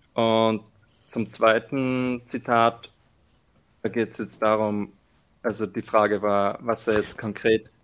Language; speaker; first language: German; native; German